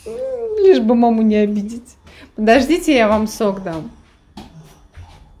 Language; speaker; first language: Russian; native; Russian